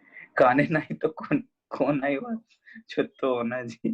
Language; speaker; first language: Japanese; non-native, learner; Hindi